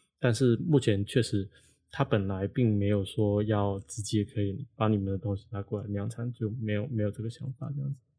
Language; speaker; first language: Chinese; non-native, local second language; Cantonese